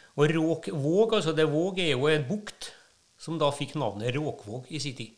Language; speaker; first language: Norwegian; native; Norwegian